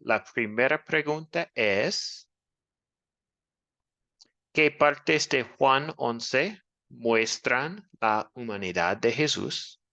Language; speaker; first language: Spanish; non-native, fluent; English